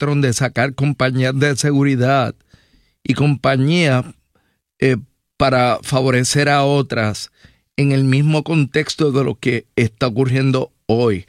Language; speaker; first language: Spanish; native; Spanish